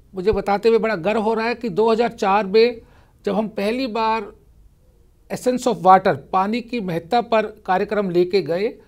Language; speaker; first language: Hindi; native; Hindi